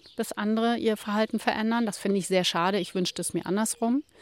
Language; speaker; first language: German; native; German